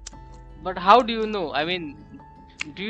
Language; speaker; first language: English; non-native, local second language; Hindi